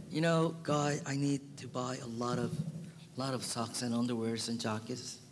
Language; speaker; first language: English; early bilingual, other home language; Korean